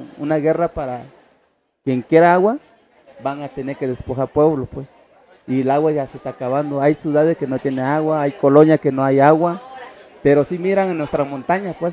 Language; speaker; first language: Spanish; non-native, local second language; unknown